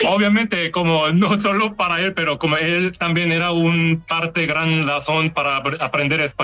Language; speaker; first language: Spanish; non-native, fluent; Korean